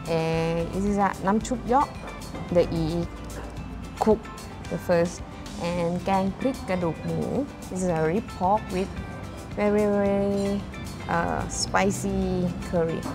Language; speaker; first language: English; non-native, learner; Thai